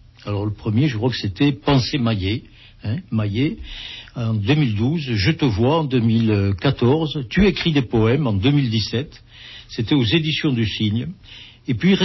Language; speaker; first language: French; native; French